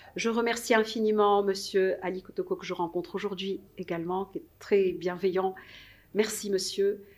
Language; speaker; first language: French; non-native, local second language; Arabic